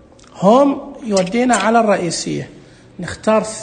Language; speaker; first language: Arabic; native; Arabic